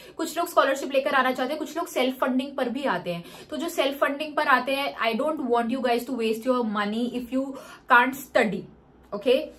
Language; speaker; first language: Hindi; native; Hindi